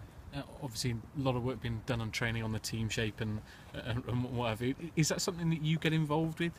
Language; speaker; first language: English; native; English